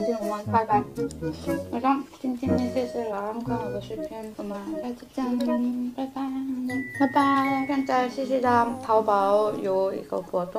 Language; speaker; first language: Chinese; non-native, fluent; Korean